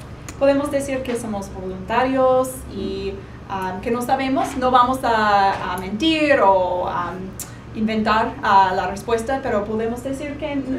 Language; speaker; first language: Spanish; non-native, learner; English